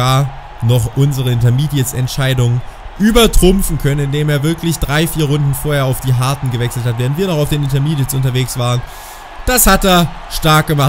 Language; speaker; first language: German; native; German